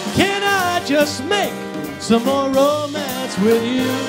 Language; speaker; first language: English; native; English